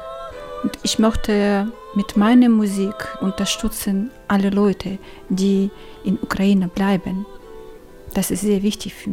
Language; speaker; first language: German; non-native, learner; Ukrainian